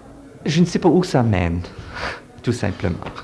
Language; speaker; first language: French; early bilingual, heritage; French